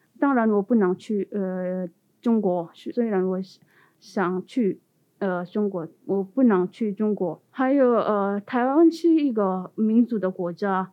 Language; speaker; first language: Chinese; non-native, learner; Tibetan